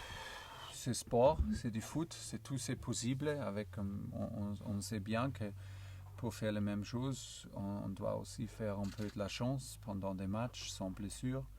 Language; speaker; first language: French; non-native, learner; German